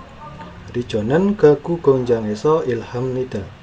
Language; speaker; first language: Korean; non-native, fluent; Indonesian